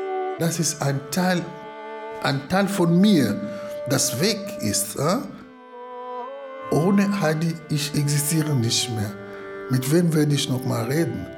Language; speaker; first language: German; non-native, fluent; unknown